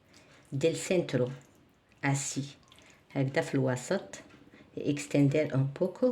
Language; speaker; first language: Spanish; non-native, learner; Arabic